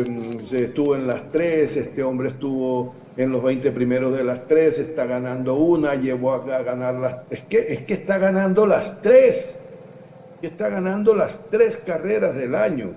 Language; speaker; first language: Spanish; native; Spanish